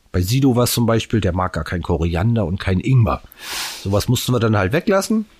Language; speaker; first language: German; native; German